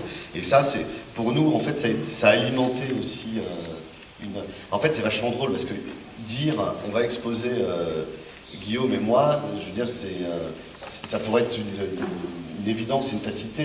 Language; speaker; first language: French; native; French